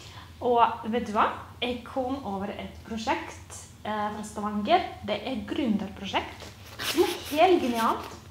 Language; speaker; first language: Norwegian; non-native, fluent; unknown